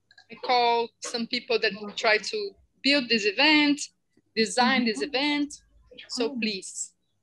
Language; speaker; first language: English; non-native, fluent; Portuguese